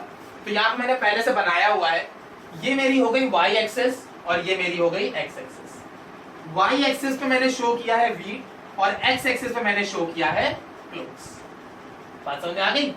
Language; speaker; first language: Hindi; native; Hindi